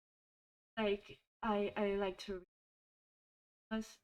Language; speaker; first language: English; non-native, learner; Thai